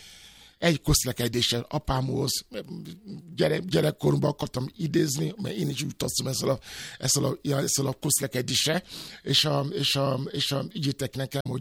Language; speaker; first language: Hungarian; non-native, fluent; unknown